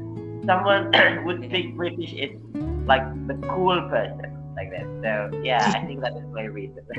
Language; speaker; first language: English; non-native, fluent; Indonesian